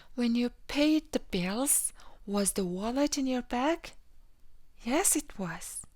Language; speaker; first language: English; non-native, learner; Mongolian